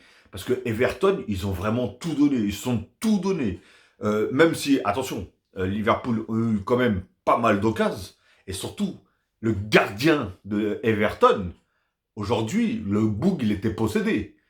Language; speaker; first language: French; native; French